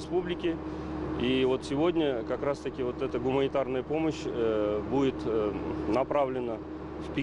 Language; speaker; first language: Russian; non-native, local second language; Uzbek